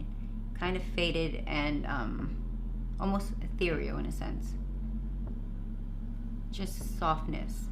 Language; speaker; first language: English; native; English